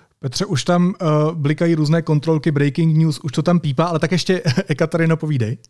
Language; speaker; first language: Czech; native; Czech